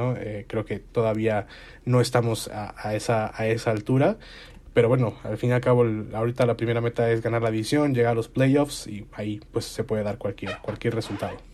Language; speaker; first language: Spanish; native; Spanish